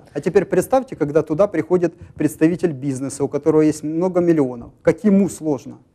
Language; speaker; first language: Russian; native; Russian